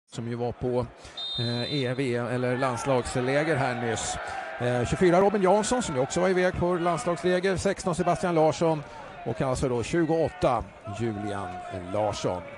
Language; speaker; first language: Swedish; native; Swedish